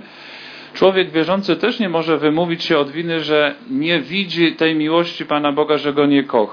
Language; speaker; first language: Polish; native; Polish